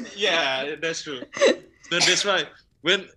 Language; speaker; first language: English; non-native, learner; Indonesian